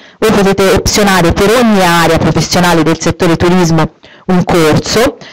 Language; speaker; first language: Italian; native; Italian